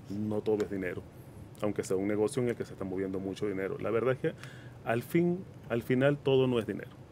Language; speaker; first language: Spanish; native; Spanish